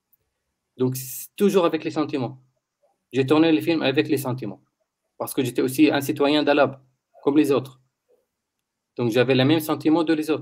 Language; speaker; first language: French; non-native, learner; Arabic